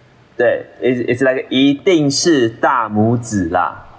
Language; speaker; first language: English; non-native, learner; Chinese